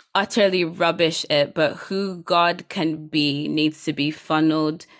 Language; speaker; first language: English; native; English